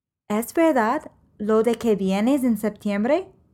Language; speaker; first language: Spanish; non-native, fluent; English